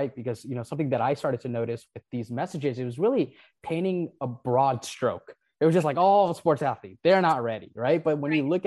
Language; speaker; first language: English; non-native, local second language; Nepali